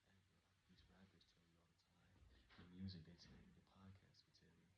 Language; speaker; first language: English; native; English